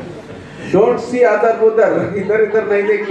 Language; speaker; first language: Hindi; non-native, local second language; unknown